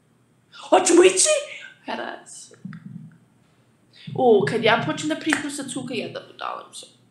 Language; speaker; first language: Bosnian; early bilingual, heritage; English